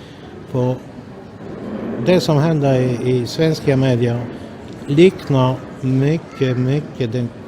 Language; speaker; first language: Swedish; non-native, fluent; Polish